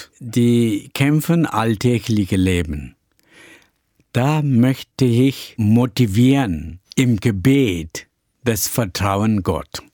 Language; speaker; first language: German; non-native, learner; Tamil